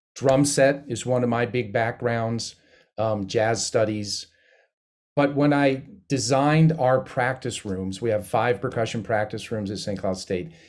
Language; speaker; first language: English; native; English